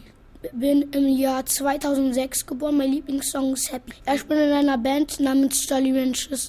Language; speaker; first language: German; early bilingual, other home language; English